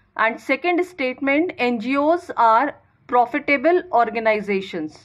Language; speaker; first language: English; non-native, local second language; Hindi